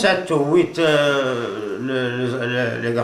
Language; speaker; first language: French; non-native, learner; Arabic